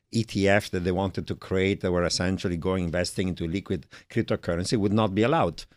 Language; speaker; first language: English; non-native, fluent; Italian